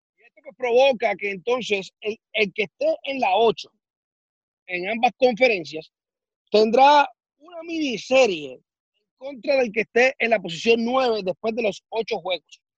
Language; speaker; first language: Spanish; native; Spanish